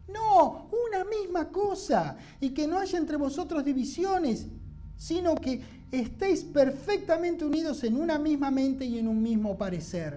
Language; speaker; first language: Spanish; native; Spanish